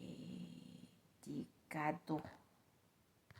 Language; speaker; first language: French; non-native, learner; Spanish